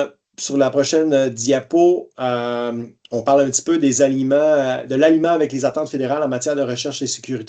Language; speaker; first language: French; native; French